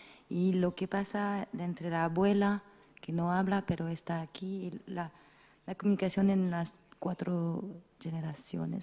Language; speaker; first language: Spanish; non-native, fluent; French